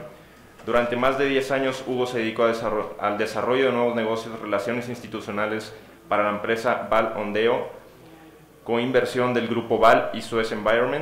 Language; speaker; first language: Spanish; native; Spanish